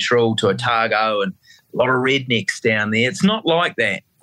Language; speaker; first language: English; native; English